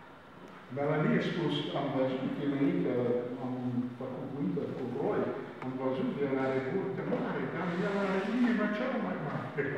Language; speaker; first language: Romanian; non-native, learner; English